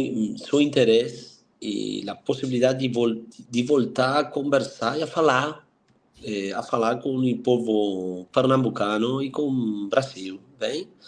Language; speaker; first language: Portuguese; non-native, fluent; Spanish